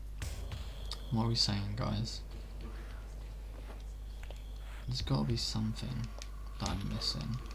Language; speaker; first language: English; native; English